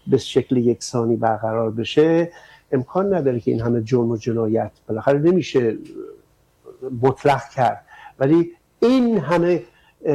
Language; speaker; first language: Persian; native; Persian